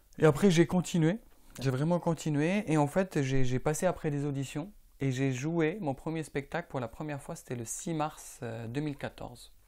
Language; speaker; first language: French; non-native, local second language; Arabic